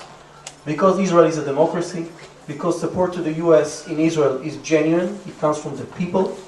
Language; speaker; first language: English; non-native, fluent; Hebrew